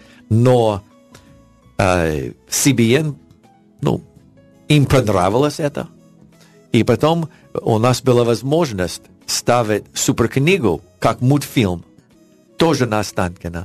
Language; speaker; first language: Russian; non-native, learner; English